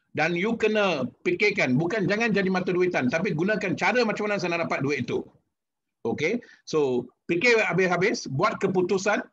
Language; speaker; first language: Malay; non-native, local second language; Tamil